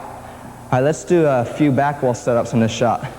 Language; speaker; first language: English; native; English